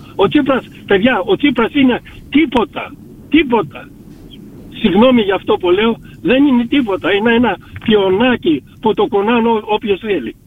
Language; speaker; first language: Greek; early bilingual, heritage; Greek